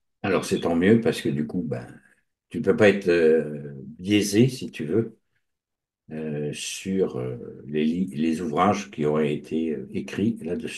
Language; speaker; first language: French; native; French